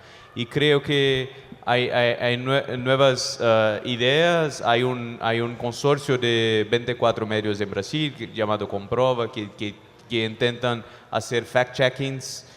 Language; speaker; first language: Spanish; non-native, fluent; Portuguese